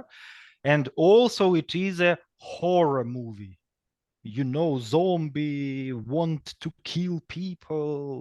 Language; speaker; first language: English; non-native, fluent; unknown